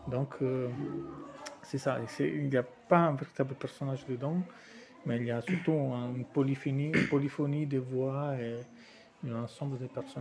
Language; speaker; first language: French; non-native, fluent; Italian